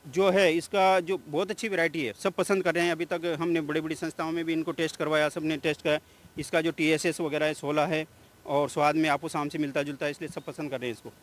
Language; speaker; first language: Hindi; native; Hindi